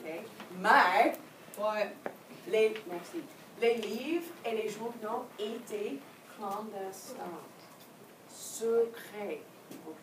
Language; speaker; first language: French; non-native, fluent; English